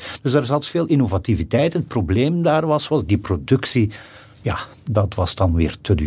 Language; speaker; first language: Dutch; native; Dutch